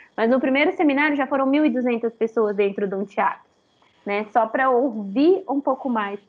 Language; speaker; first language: Portuguese; native; Portuguese